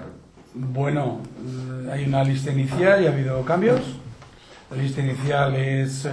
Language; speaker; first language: Spanish; native; Spanish